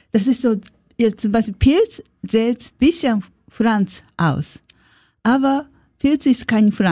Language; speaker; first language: German; non-native, learner; Japanese